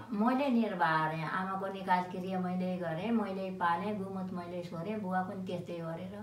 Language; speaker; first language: Nepali; native; Nepali